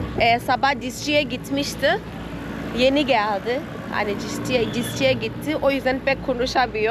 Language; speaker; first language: Turkish; non-native, fluent; Portuguese